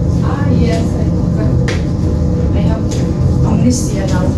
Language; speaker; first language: English; non-native, learner; Filipino